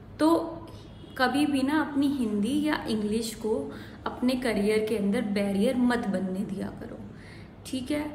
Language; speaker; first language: Hindi; native; Hindi